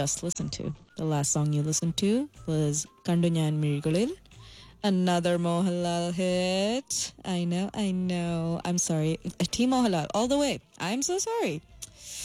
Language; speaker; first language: English; non-native, local second language; Malayalam